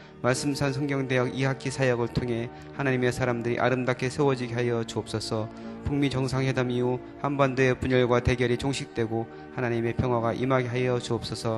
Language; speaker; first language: Korean; native; Korean